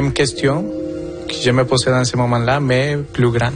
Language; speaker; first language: French; non-native, fluent; Spanish